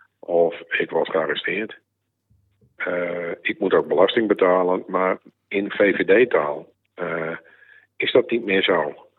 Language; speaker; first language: Dutch; native; Dutch